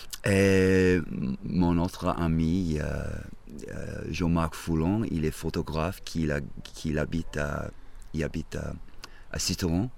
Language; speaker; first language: French; non-native, fluent; English